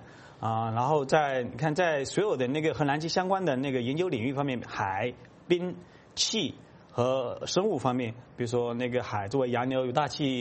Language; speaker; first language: Chinese; native; Chinese